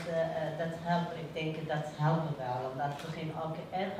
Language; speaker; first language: Dutch; non-native, learner; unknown